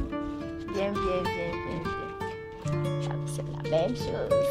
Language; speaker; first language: French; non-native, learner; English